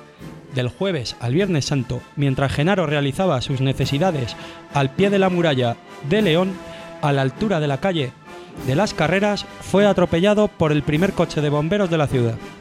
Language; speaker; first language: Spanish; native; Spanish